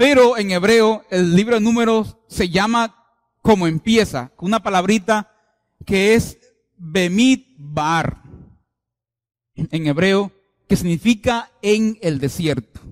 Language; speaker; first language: Spanish; native; Spanish